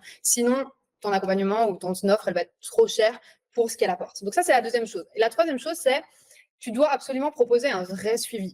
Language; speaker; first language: French; native; French